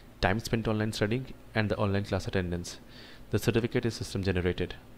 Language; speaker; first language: English; non-native, local second language; Hindi